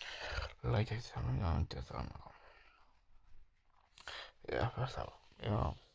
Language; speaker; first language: Finnish; non-native, learner; Swedish